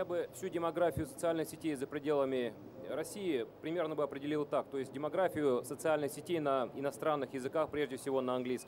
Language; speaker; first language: Russian; native; Russian